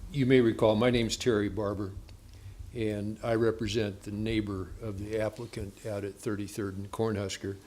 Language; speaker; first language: English; native; English